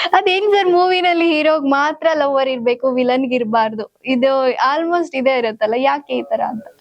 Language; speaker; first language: Kannada; native; Kannada